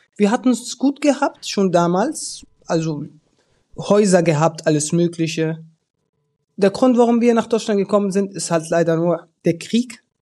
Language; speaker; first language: German; early bilingual, other home language; Arabic